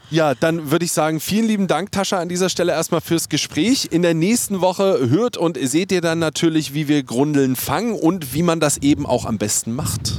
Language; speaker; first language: German; native; German